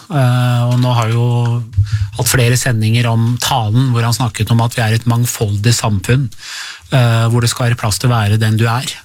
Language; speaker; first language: Norwegian; early bilingual, other home language; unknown